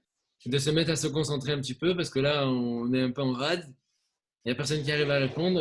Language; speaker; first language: French; native; French